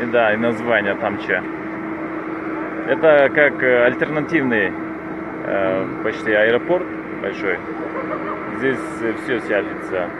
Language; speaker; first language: Russian; non-native, local second language; Kyrgyz